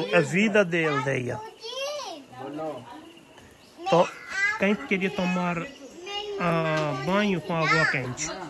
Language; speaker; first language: Portuguese; non-native, learner; Hindi